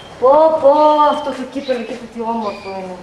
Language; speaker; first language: Greek; non-native, learner; Bulgarian